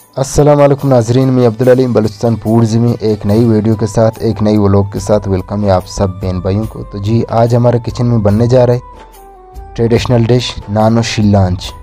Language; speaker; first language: Urdu; non-native, local second language; Baluchi